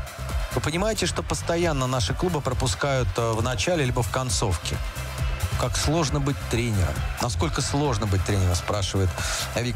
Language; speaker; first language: Russian; native; Russian